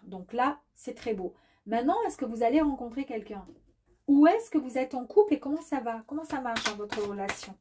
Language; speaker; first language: French; native; French